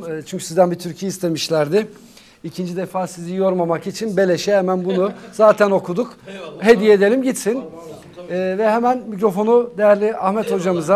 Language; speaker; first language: Turkish; native; Turkish